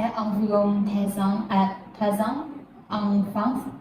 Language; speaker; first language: French; non-native, fluent; Vietnamese